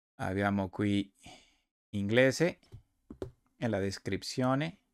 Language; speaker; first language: Italian; non-native, learner; Spanish